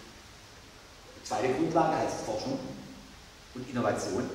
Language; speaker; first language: German; native; German